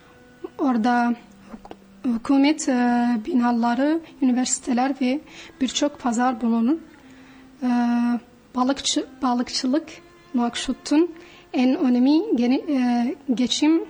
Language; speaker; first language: Turkish; non-native, fluent; Arabic